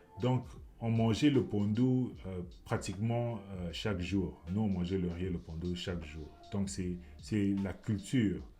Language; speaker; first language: French; non-native, local second language; Lingala